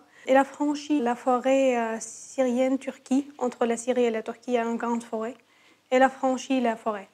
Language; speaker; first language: French; non-native, learner; Arabic